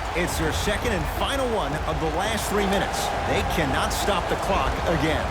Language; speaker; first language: English; native; English